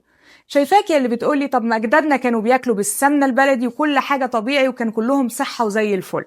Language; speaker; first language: Arabic; native; Arabic